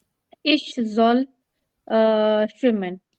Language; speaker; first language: German; non-native, learner; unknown